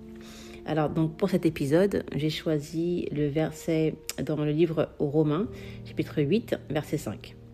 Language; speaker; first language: French; native; French